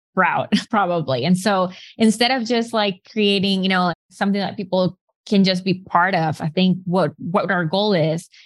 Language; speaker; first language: English; non-native, fluent; Spanish